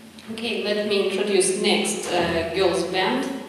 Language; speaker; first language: English; non-native, fluent; Russian